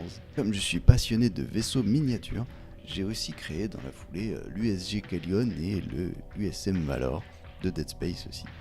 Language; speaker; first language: French; native; French